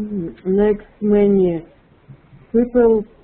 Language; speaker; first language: English; non-native, learner; Russian